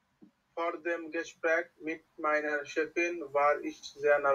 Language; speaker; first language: German; non-native, learner; Bangla